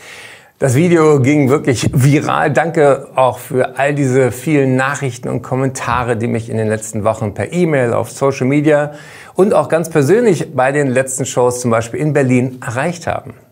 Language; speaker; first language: German; native; German